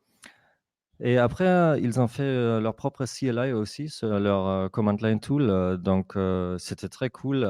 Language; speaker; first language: French; non-native, fluent; German